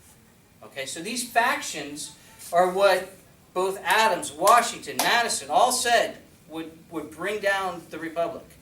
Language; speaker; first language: English; native; English